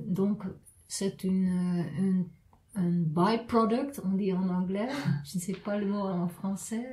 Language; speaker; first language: French; non-native, fluent; Dutch